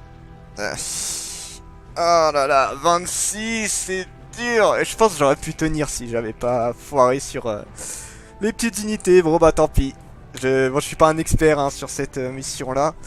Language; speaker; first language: French; native; French